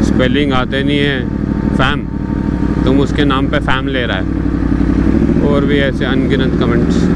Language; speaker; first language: Hindi; native; Hindi